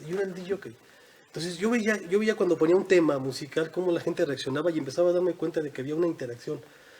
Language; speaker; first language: Spanish; native; Spanish